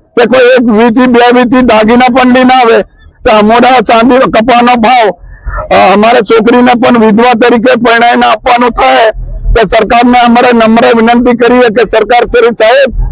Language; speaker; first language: Gujarati; non-native, local second language; Rathawi